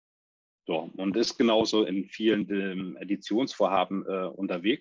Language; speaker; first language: German; native; German